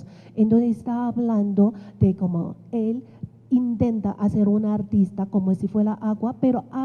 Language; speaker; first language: Spanish; non-native, fluent; Chinese